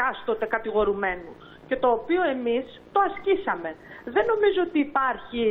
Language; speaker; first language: Greek; native; Greek